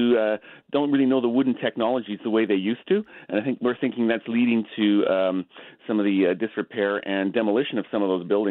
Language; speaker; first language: English; native; English